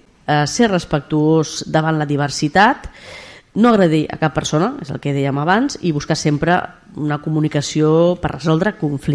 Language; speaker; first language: Catalan; native; Catalan